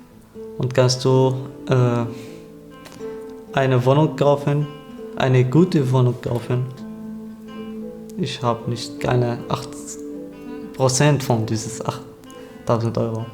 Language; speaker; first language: German; non-native, learner; Arabic